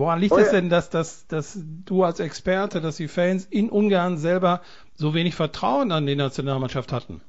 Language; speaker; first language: German; native; German